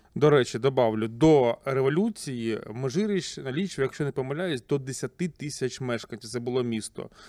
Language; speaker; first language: Ukrainian; native; Ukrainian